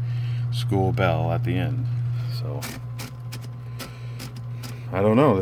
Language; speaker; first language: English; native; English